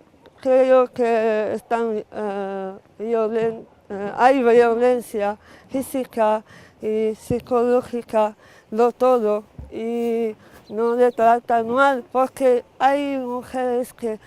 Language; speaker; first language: Spanish; non-native, fluent; Arabic